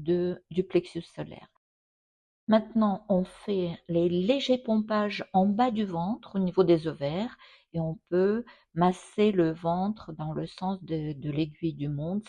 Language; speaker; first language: French; non-native, fluent; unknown